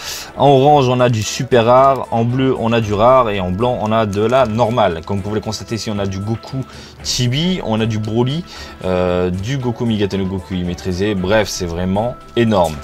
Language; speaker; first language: French; native; French